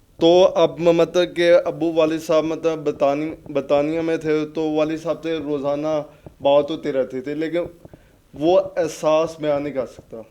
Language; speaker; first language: Urdu; non-native, local second language; Punjabi